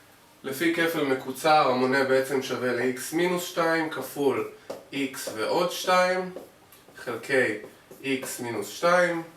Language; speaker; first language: Hebrew; native; Hebrew